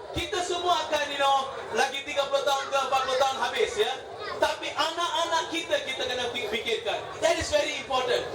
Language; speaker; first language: Malay; non-native, local second language; Tamil